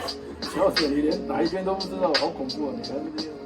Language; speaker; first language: Chinese; native; Chinese